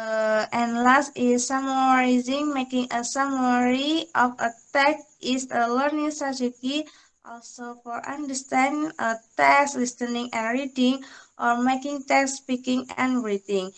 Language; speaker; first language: English; non-native, learner; Indonesian